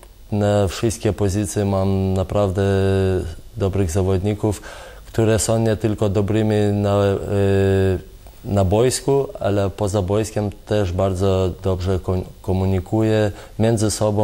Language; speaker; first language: Polish; non-native, fluent; Lithuanian